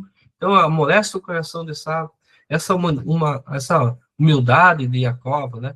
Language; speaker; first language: Portuguese; native; Portuguese